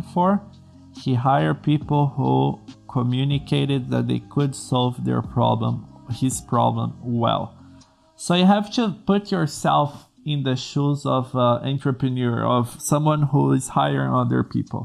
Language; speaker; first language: English; non-native, fluent; Portuguese